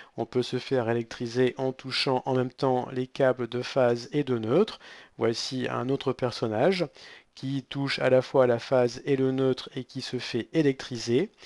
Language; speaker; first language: French; native; French